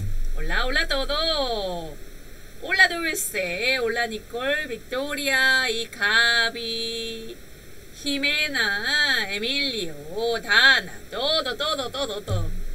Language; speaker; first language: Spanish; non-native, learner; Korean